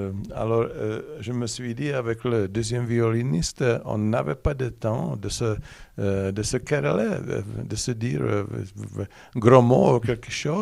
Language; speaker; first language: French; non-native, learner; Czech